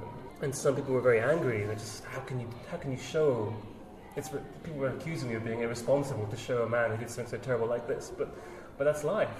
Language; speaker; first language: English; native; English